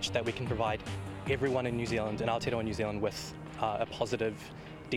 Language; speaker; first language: English; non-native, fluent; Spanish